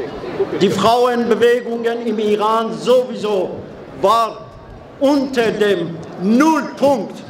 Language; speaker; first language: German; non-native, fluent; Persian